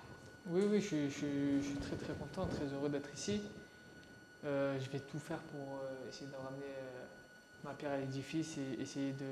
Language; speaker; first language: French; early bilingual, other home language; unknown